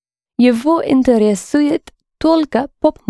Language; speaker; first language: Russian; non-native, learner; English